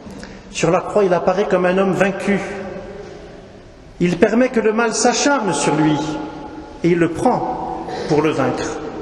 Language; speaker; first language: French; native; French